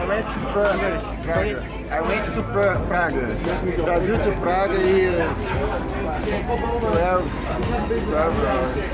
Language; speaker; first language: English; non-native, learner; Portuguese